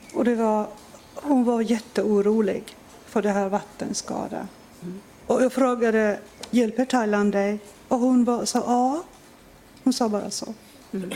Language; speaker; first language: Swedish; non-native, fluent; Persian